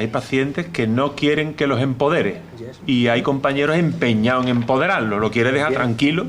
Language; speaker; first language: Spanish; native; Spanish